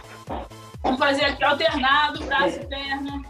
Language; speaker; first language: Portuguese; native; Portuguese